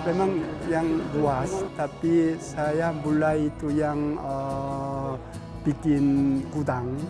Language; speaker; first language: Indonesian; non-native, learner; Korean